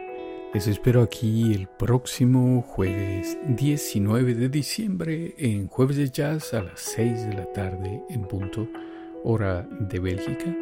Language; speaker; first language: Spanish; native; Spanish